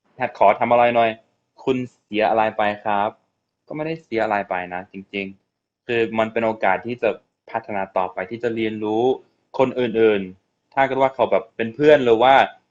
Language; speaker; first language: Thai; non-native, fluent; English